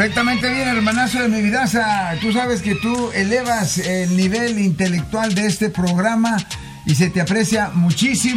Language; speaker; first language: Spanish; native; Spanish